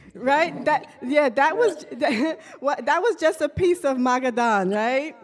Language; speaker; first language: English; native; English